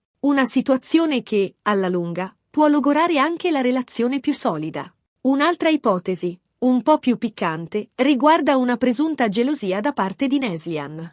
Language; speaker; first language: Italian; native; Italian